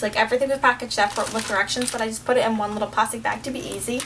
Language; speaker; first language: English; native; English